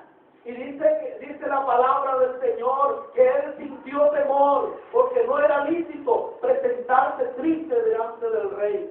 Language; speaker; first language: Spanish; native; Spanish